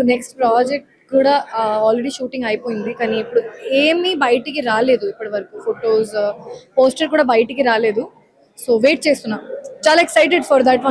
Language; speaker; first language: Telugu; non-native, fluent; Hindi